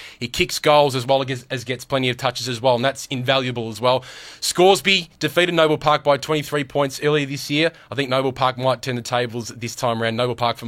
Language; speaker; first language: English; native; English